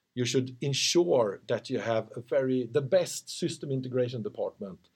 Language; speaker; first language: English; non-native, fluent; Swedish